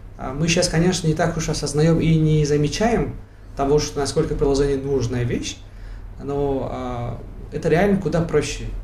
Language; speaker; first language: Russian; non-native, local second language; Tajik